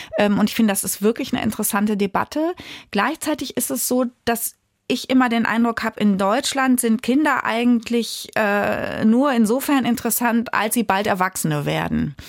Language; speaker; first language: German; native; German